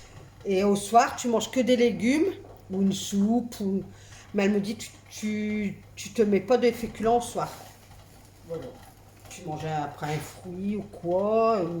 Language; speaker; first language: French; native; French